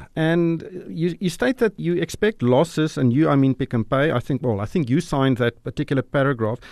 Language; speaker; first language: English; non-native, local second language; Afrikaans